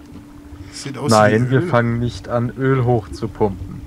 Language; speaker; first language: German; native; German